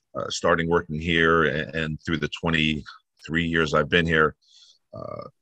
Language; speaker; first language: English; native; English